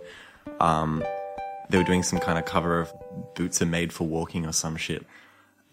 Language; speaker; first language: English; native; English